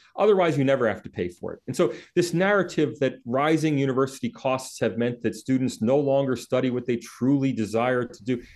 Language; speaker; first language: English; native; English